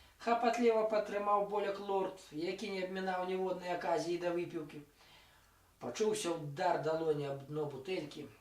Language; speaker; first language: Belarusian; non-native, local second language; Russian